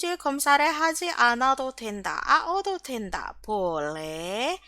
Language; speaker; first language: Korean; non-native, fluent; Indonesian